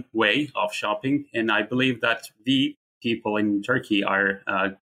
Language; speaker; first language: English; non-native, fluent; Turkish